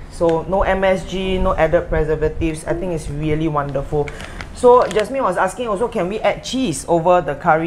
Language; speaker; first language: English; non-native, local second language; Chinese